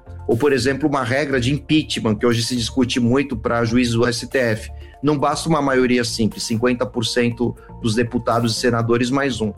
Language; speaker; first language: Portuguese; native; Portuguese